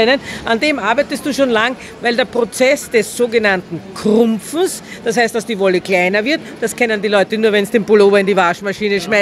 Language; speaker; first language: German; native; German